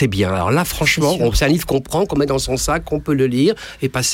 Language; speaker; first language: French; native; French